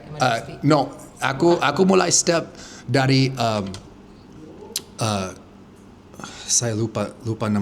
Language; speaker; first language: Indonesian; non-native, fluent; English